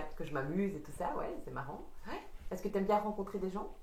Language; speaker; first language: French; native; French